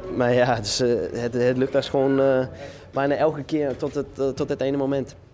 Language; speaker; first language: Dutch; non-native, fluent; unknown